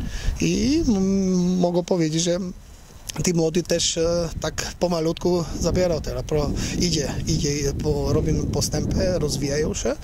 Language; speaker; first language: Polish; non-native, learner; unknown